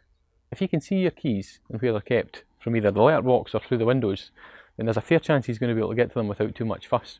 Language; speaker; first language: English; native; English